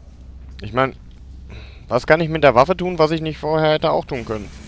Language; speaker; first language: German; native; German